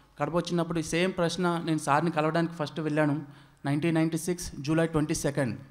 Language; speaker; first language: Telugu; non-native, local second language; Odia